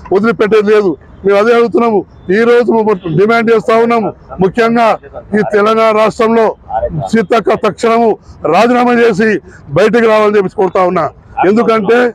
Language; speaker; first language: Telugu; non-native, local second language; Lambadi